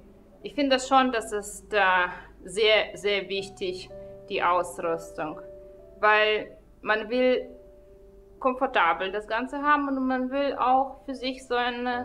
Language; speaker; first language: German; non-native, fluent; Russian